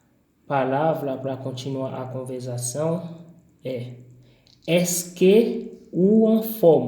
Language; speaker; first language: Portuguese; non-native, learner; Haitian Creole